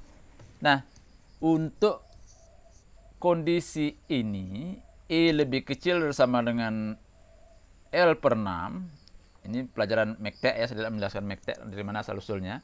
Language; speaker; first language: Indonesian; native; Indonesian